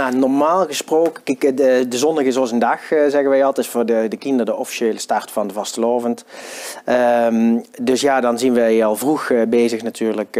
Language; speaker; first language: Dutch; native; Dutch